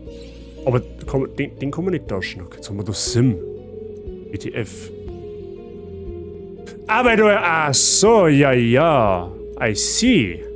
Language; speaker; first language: German; native; German